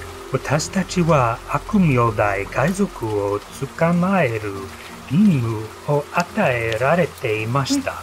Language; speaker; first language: Japanese; non-native, learner; English